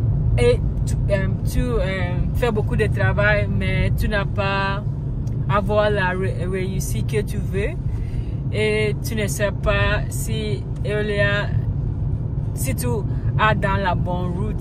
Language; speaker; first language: French; non-native, learner; English